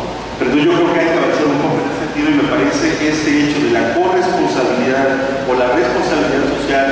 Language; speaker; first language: Spanish; native; Spanish